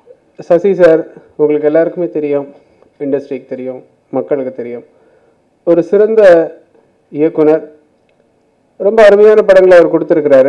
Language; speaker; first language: Tamil; native; Tamil